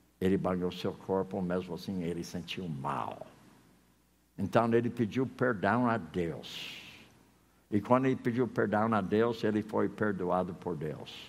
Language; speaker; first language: Portuguese; non-native, fluent; English